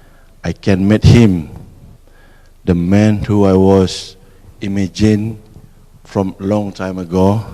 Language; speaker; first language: English; non-native, fluent; Indonesian